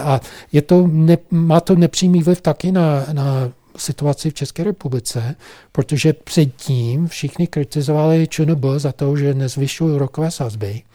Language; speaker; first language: Czech; non-native, fluent; English